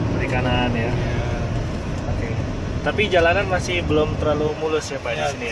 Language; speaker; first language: Indonesian; native; Indonesian